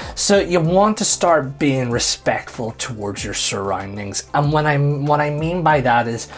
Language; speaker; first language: English; native; English